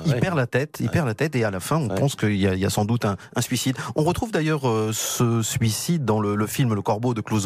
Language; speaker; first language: French; native; French